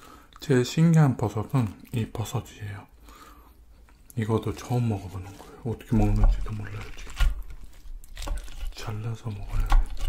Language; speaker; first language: Korean; non-native, fluent; Dutch